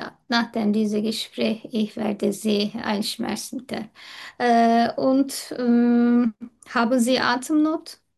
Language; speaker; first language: German; non-native, learner; Turkish